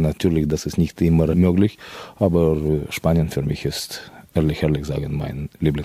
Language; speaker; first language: German; non-native, fluent; Russian